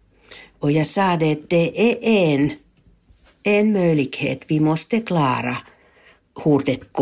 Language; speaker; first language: Swedish; non-native, learner; Finnish